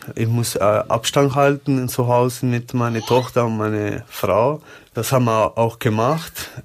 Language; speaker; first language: German; non-native, learner; Spanish